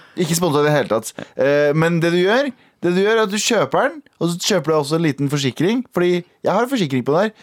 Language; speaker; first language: Norwegian; early bilingual, other home language; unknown